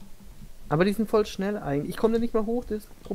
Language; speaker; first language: German; native; German